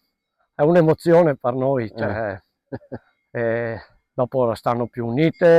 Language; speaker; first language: Italian; non-native, local second language; Venetian